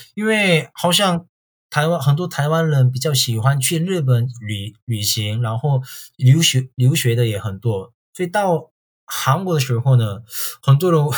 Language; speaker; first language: Chinese; non-native, fluent; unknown